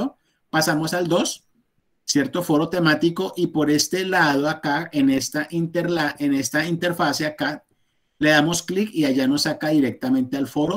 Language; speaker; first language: Spanish; native; Spanish